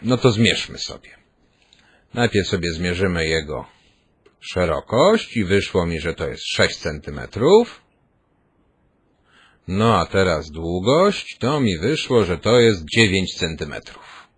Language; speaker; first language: Polish; native; Polish